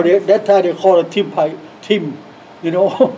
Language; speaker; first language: English; non-native, learner; Lao